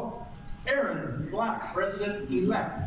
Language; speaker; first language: English; native; English